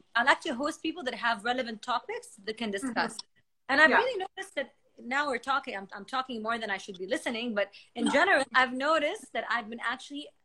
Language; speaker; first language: English; non-native, fluent; Arabic